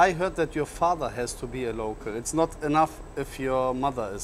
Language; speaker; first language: English; non-native, learner; German